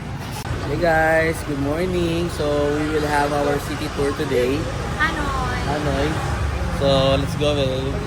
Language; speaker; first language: English; non-native, fluent; Filipino